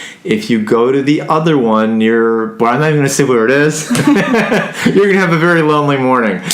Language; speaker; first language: English; native; English